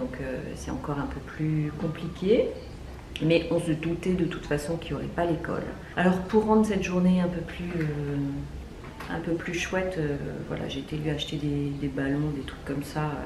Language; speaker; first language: French; native; French